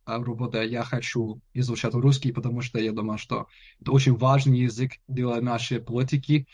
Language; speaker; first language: Russian; non-native, learner; English